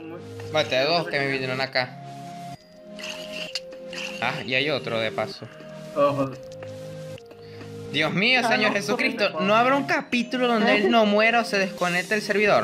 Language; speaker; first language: Spanish; native; Spanish